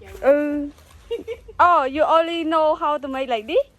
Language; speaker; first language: English; non-native, learner; Khmer